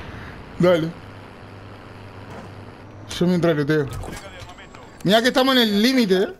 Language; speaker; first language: Spanish; native; Spanish